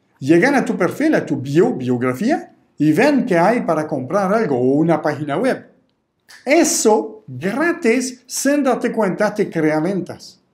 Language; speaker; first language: Spanish; non-native, fluent; French